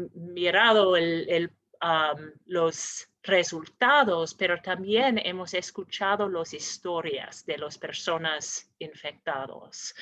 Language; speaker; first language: Spanish; non-native, fluent; English